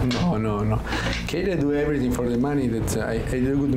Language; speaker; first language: English; non-native, learner; Italian